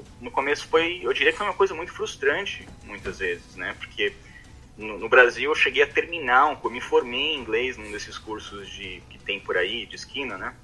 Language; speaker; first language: Portuguese; native; Portuguese